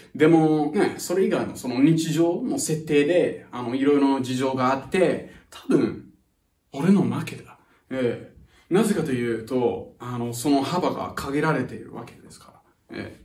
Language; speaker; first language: Japanese; non-native, fluent; English